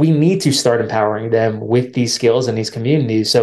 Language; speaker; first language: English; native; English